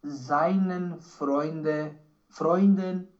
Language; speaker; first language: German; non-native, learner; Romanian